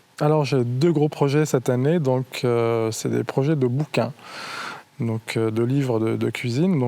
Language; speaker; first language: French; non-native, local second language; Arabic